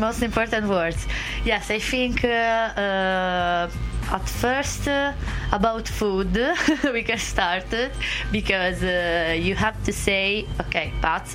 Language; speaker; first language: English; non-native, learner; Italian